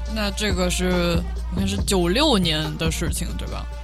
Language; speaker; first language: Chinese; native; Chinese